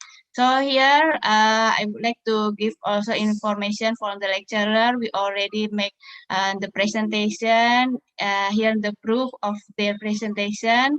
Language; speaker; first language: English; non-native, learner; Indonesian